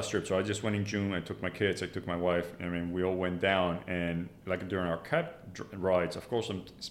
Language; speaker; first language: English; non-native, fluent; Spanish